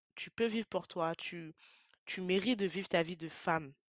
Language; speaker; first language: French; native; French